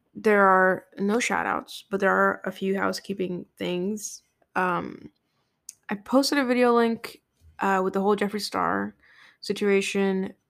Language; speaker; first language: English; early bilingual, other home language; Spanish